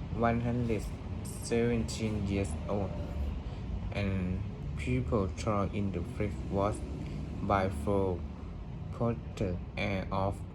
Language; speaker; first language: English; non-native, learner; Thai